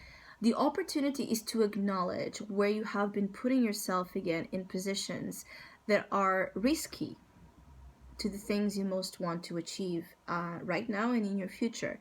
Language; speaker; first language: English; non-native, fluent; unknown